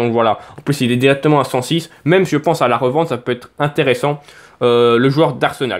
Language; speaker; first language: French; native; French